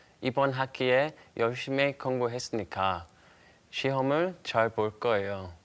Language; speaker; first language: Korean; non-native, learner; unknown